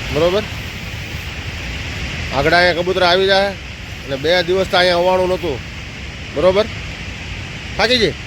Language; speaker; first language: Gujarati; native; Gujarati